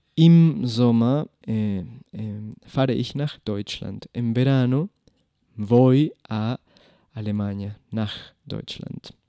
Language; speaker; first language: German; non-native, fluent; Spanish